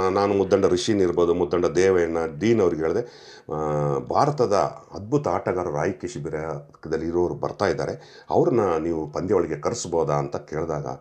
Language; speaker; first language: Kannada; non-native, local second language; Kodava